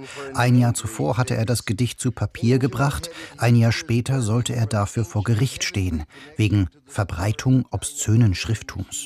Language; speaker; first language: German; native; German